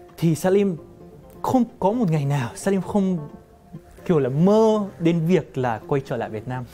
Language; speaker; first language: Vietnamese; non-native, fluent; Arabic